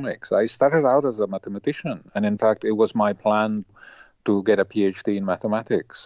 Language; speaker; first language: English; non-native, fluent; Spanish